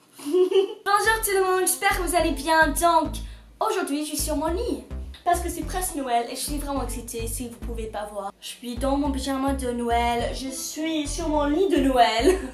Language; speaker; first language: French; non-native, fluent; English